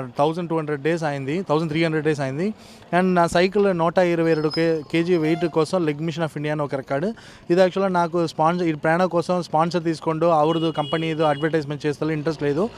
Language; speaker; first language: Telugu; non-native, learner; Tamil